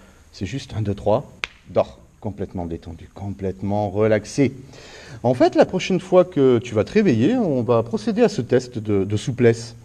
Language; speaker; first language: French; native; French